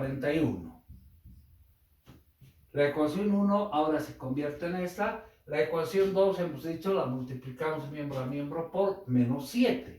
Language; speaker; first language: Spanish; native; Spanish